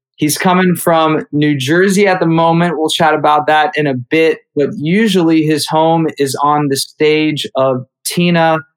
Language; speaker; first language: English; native; English